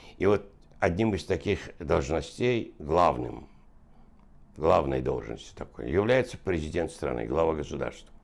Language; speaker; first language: Russian; non-native, local second language; Azerbaijani